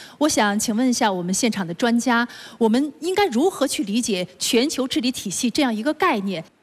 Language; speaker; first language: Chinese; native; Chinese